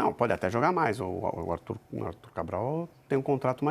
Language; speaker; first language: Portuguese; native; Portuguese